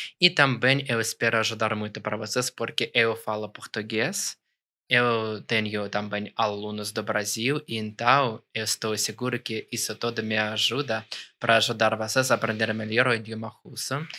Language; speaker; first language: Portuguese; non-native, learner; Russian